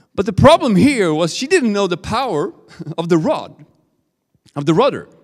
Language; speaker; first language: English; non-native, fluent; Swedish